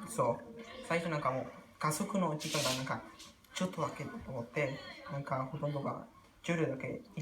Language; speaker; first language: Japanese; non-native, learner; Spanish